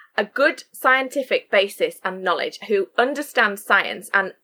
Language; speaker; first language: English; native; English